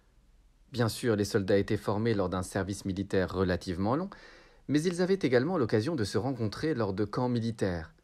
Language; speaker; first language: French; native; French